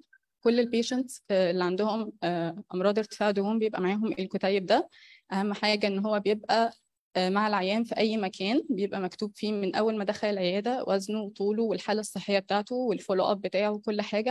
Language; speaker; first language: Arabic; native; Arabic